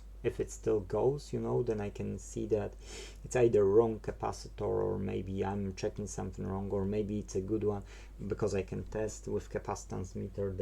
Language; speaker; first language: English; non-native, fluent; Polish